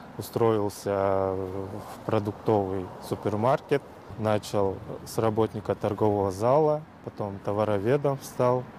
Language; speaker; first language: Russian; non-native, local second language; Kyrgyz